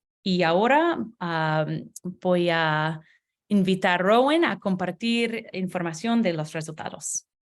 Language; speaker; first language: Spanish; non-native, learner; English